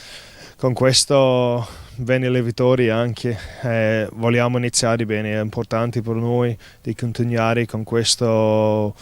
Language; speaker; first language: Italian; non-native, fluent; English